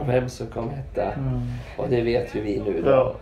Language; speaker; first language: Swedish; native; Swedish